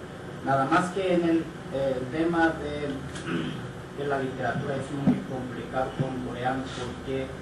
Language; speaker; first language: Spanish; non-native, learner; Korean